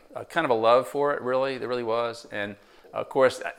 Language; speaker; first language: English; native; English